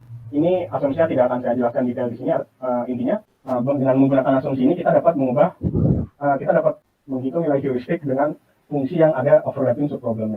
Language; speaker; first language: Indonesian; native; Indonesian